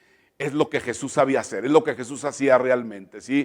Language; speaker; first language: Spanish; native; Spanish